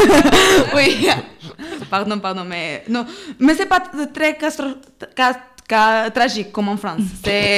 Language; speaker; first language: French; non-native, learner; Portuguese